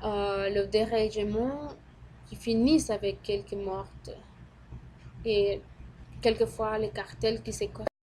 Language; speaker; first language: French; non-native, learner; Spanish